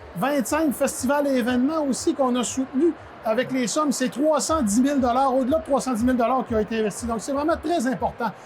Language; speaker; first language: French; native; French